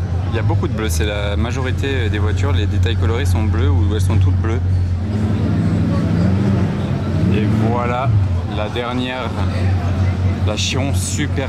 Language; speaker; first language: French; native; French